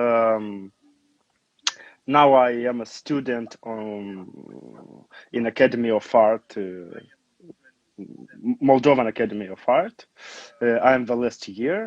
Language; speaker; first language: English; non-native, learner; Romanian